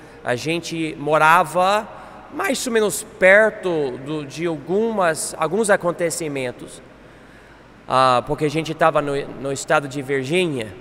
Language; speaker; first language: Portuguese; non-native, fluent; English